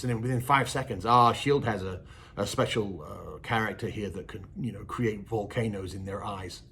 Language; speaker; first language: English; native; English